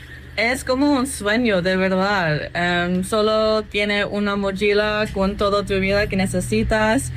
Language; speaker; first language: Spanish; non-native, fluent; English